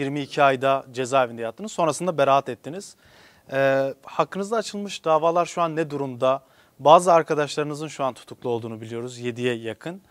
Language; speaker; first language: Turkish; non-native, local second language; Kurdish